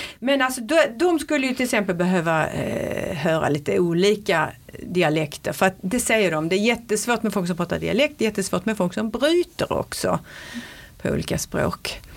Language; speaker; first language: Swedish; native; Swedish